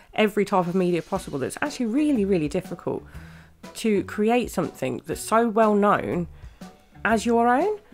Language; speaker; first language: English; native; English